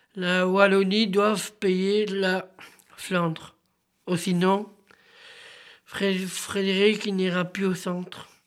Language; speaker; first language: French; native; French